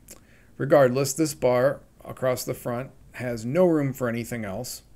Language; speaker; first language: English; native; English